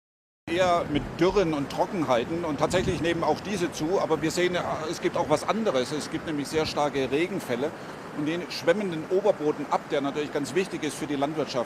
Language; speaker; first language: German; native; German